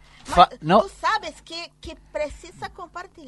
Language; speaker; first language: Spanish; non-native, learner; Portuguese